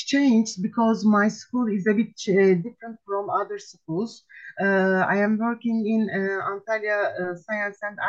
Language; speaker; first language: English; non-native, fluent; Turkish